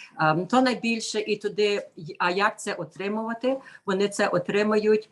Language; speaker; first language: Ukrainian; early bilingual, heritage; Ukrainian